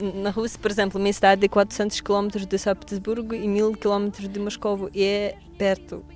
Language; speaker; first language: Portuguese; non-native, fluent; Russian